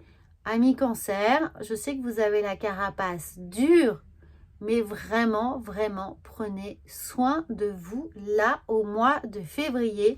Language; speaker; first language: French; native; French